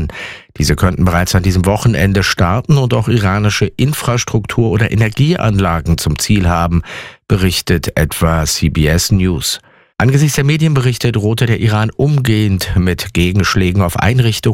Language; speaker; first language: German; native; German